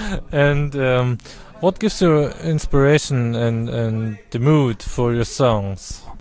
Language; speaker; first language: English; non-native, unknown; German